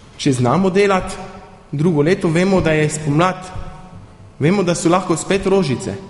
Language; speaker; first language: Slovenian; early bilingual, heritage; Slovenian